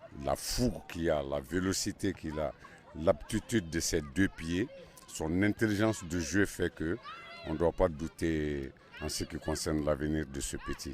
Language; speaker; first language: French; non-native, local second language; Bambara